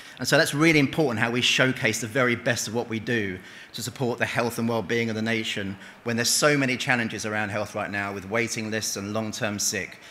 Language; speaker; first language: English; native; English